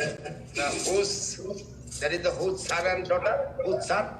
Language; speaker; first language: English; non-native, learner; Spanish